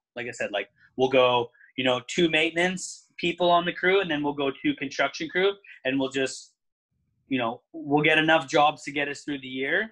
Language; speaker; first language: English; native; English